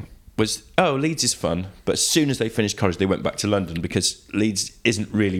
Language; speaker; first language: English; native; English